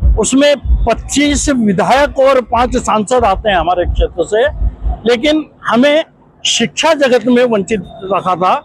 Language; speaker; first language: Hindi; native; Hindi